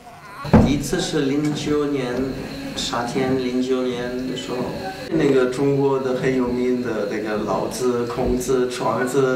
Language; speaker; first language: Chinese; non-native, learner; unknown